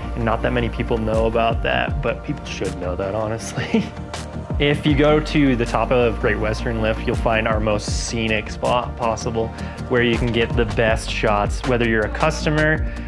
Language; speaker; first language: English; native; English